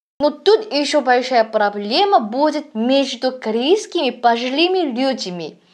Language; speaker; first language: Russian; non-native, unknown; Korean